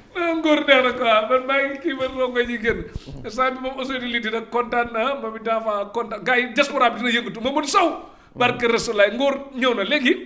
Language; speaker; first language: Wolof; native; Wolof